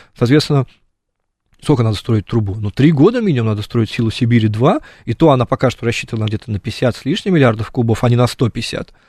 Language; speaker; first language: Russian; native; Russian